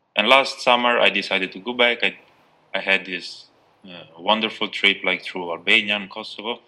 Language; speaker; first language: English; non-native, fluent; Albanian